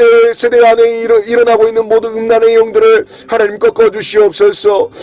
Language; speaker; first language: Korean; native; Korean